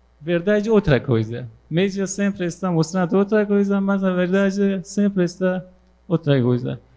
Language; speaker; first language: Portuguese; non-native, learner; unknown